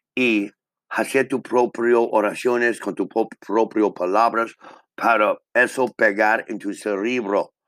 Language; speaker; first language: Spanish; non-native, learner; English